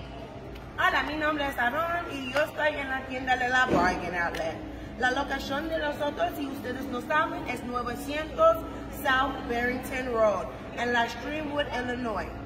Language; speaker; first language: Spanish; early bilingual, heritage; English